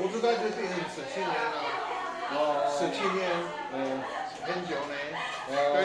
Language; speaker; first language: Chinese; non-native, learner; English